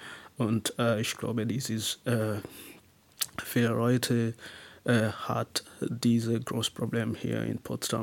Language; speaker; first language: German; non-native, learner; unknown